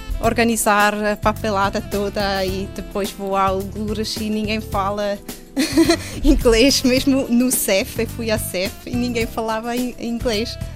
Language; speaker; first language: Portuguese; non-native, fluent; Swiss German